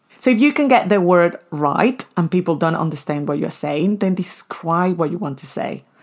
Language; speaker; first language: English; non-native, fluent; Spanish